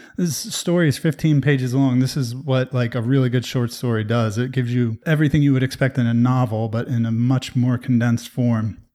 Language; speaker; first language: English; native; English